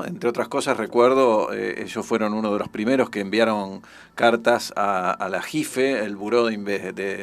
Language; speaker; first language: Spanish; native; Spanish